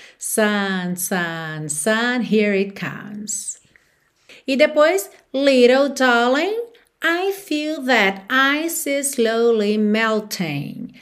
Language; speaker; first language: English; non-native, fluent; Portuguese